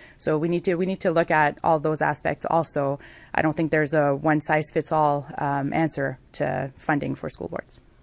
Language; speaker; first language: English; non-native, local second language; French